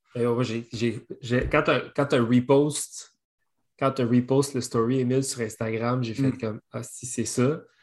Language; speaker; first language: French; native; French